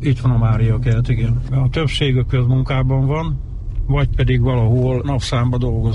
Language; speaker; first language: Hungarian; native; Hungarian